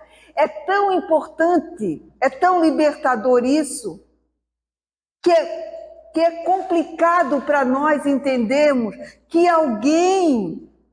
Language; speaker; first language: Portuguese; native; Portuguese